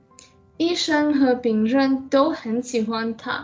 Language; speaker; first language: Chinese; non-native, learner; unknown